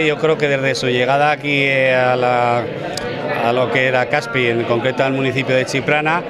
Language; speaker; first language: Spanish; native; Spanish